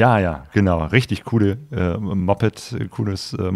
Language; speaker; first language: German; native; German